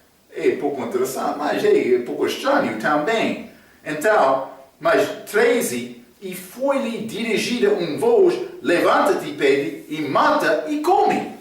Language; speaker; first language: Portuguese; non-native, fluent; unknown